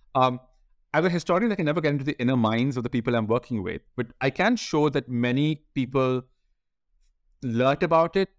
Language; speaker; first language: English; non-native, local second language; Hindi